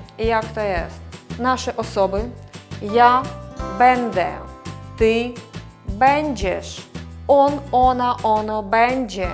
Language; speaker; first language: Polish; non-native, fluent; Russian